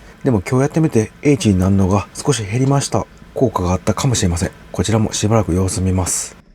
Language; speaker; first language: Japanese; native; Japanese